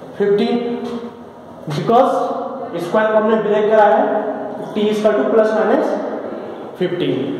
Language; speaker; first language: Hindi; native; Hindi